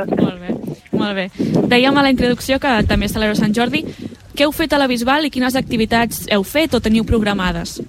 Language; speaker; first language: Catalan; native; Catalan